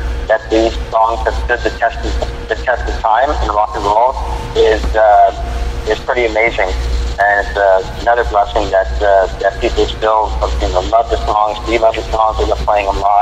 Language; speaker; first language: English; native; English